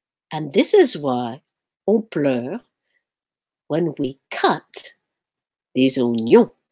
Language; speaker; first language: English; early bilingual, other home language; Arabic